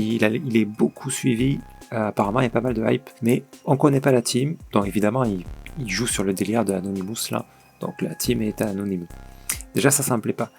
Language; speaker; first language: French; native; French